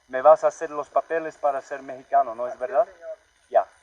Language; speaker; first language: Spanish; non-native, learner; English